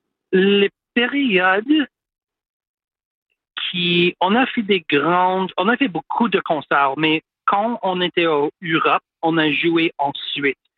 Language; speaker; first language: French; non-native, local second language; English